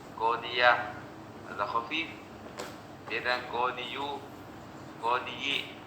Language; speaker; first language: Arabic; non-native, fluent; Indonesian